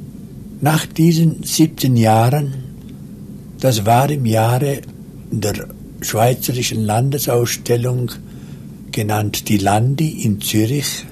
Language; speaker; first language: German; non-native, local second language; Romansh